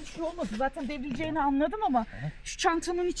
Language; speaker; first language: Turkish; native; Turkish